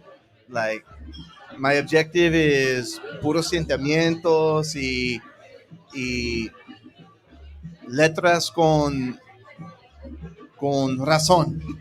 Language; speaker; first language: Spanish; early bilingual, heritage; English